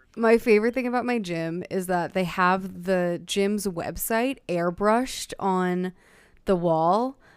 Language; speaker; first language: English; native; English